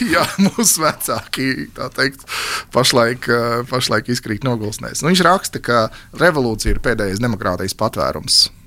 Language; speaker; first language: Latvian; native; Latvian